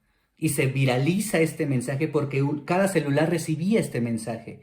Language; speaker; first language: Spanish; native; Spanish